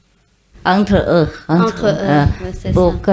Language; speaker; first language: French; non-native, learner; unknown